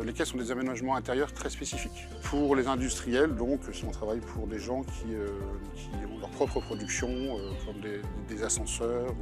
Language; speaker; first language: French; native; French